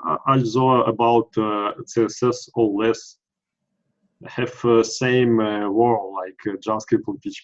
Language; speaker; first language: English; non-native, learner; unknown